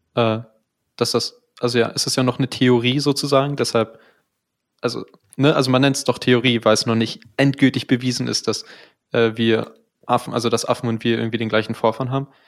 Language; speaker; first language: German; native; German